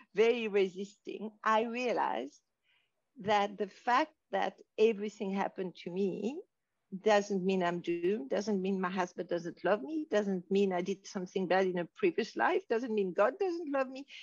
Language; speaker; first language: English; non-native, fluent; French